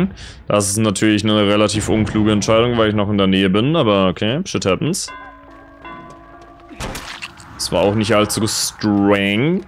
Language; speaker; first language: German; native; German